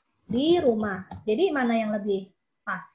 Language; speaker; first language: Indonesian; native; Indonesian